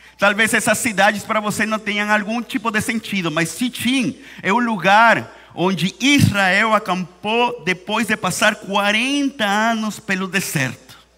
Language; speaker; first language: Portuguese; non-native, fluent; Spanish